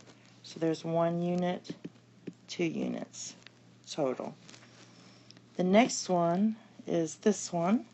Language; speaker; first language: English; native; English